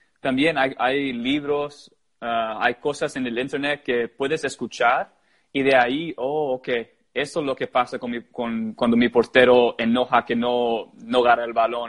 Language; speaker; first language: Spanish; early bilingual, heritage; Spanish